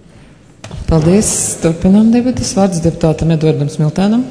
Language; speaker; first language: Latvian; native; Latvian